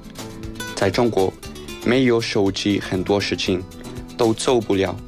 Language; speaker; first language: Chinese; non-native, fluent; Spanish